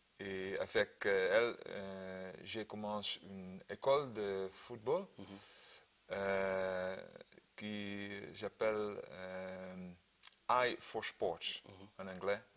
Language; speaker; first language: French; non-native, learner; Dutch